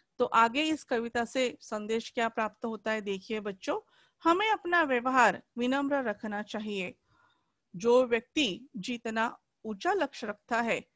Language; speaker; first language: Hindi; non-native, local second language; Marathi